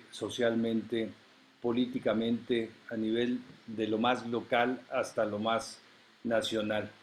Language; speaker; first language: Spanish; native; Spanish